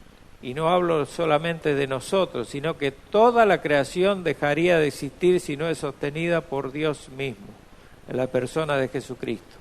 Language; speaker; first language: Spanish; native; Spanish